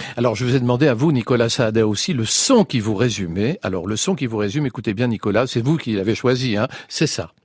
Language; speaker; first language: French; native; French